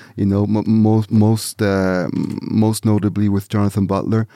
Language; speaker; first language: English; early bilingual, other home language; Swiss German